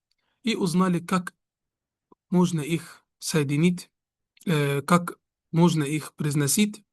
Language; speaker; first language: Russian; non-native, fluent; Arabic